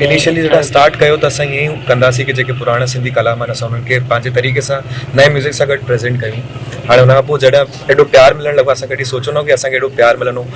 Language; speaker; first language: Sindhi; early bilingual, heritage; Sindhi